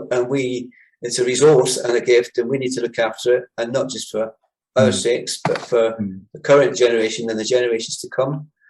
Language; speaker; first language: English; native; English